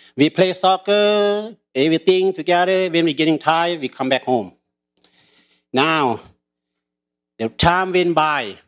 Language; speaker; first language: English; early bilingual, other home language; Lao